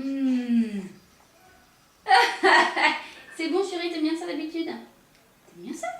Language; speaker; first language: French; native; French